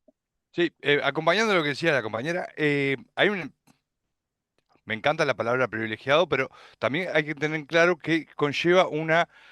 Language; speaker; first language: Spanish; native; Spanish